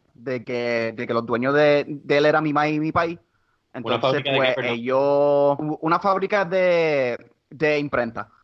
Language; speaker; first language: Spanish; non-native, local second language; English